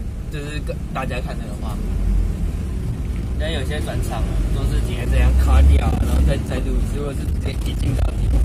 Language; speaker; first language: Chinese; native; Chinese